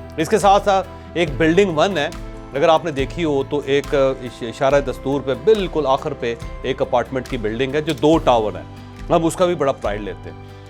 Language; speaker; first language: Urdu; non-native, local second language; Punjabi